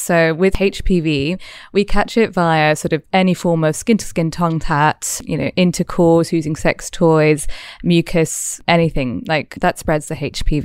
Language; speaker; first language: English; native; English